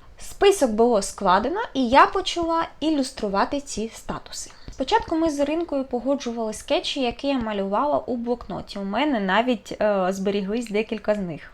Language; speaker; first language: Ukrainian; non-native, local second language; Russian